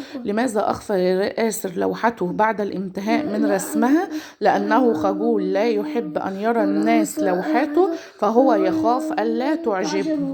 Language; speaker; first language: Arabic; native; Arabic